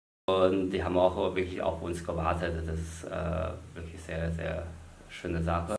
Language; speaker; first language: German; non-native, fluent; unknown